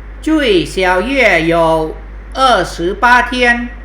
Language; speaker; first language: Chinese; non-native, fluent; Thai